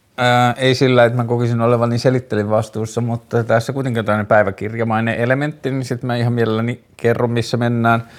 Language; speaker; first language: Finnish; native; Finnish